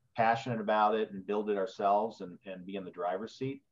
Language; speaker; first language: English; native; English